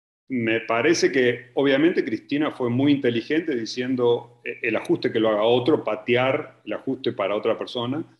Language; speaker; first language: Spanish; native; Spanish